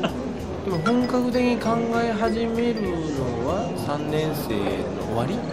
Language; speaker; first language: Japanese; native; Japanese